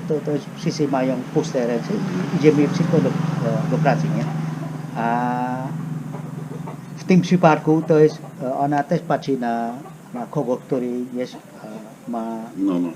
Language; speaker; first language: Polish; non-native, fluent; Khmer